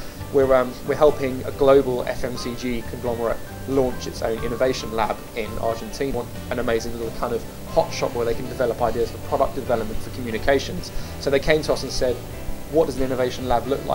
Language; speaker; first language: English; native; English